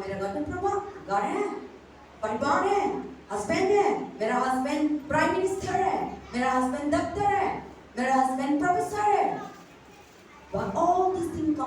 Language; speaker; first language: Hindi; non-native, local second language; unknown